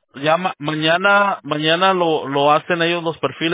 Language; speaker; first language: Spanish; early bilingual, heritage; Spanish